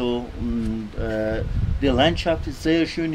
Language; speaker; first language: German; non-native, learner; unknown